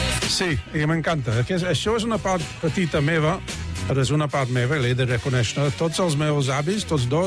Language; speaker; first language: Catalan; non-native, fluent; English